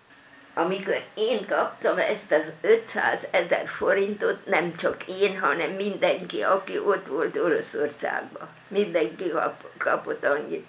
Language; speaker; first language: Hungarian; non-native, local second language; German